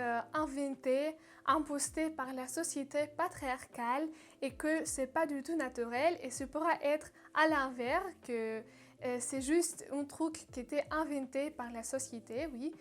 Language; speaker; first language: French; non-native, learner; Russian